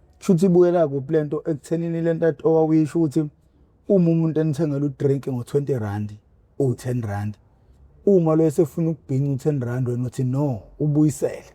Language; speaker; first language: Zulu; native; Zulu